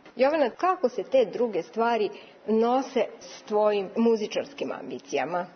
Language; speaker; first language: Serbian; native; Serbian